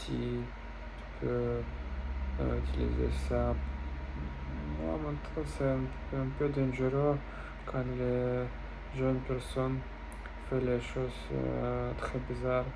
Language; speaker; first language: French; non-native, learner; Russian